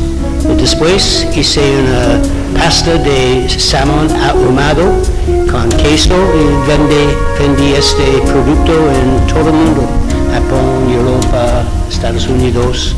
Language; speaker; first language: Spanish; non-native, learner; English